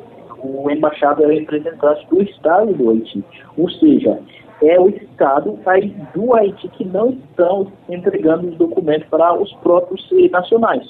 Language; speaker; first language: Portuguese; non-native, fluent; Haitian Creole